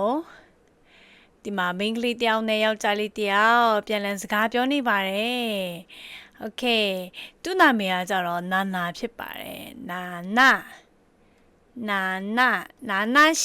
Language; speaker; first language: Burmese; native; Burmese